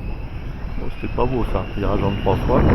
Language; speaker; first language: French; native; French